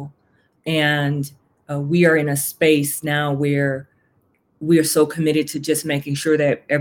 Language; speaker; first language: English; native; English